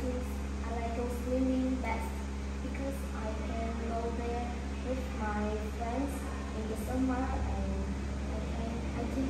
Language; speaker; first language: English; non-native, learner; Vietnamese